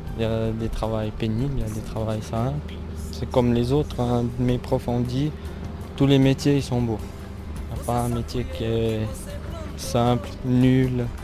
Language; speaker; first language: French; early bilingual, other home language; Portuguese